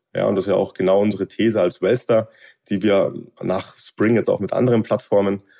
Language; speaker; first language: German; native; German